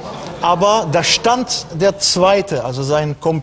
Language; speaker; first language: German; non-native, fluent; Czech